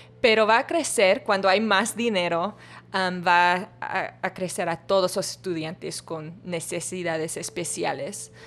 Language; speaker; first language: Spanish; non-native, learner; English